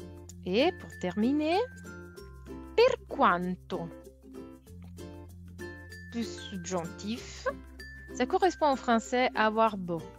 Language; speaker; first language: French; non-native, fluent; Italian